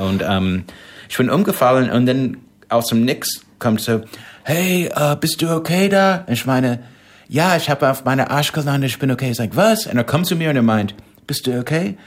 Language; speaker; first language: German; non-native, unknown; English